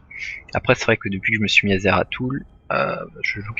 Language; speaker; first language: French; native; French